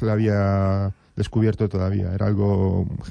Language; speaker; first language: Spanish; native; Spanish